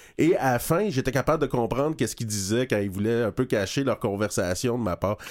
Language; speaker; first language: French; native; French